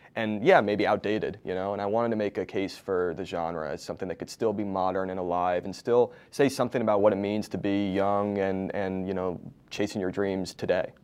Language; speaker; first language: English; native; English